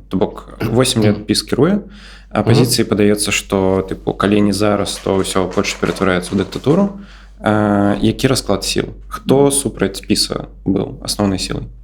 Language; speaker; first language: Belarusian; non-native, local second language; Russian